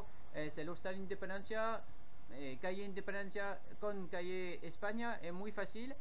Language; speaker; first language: Spanish; non-native, learner; French